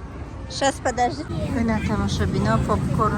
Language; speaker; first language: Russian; non-native, local second language; Tajik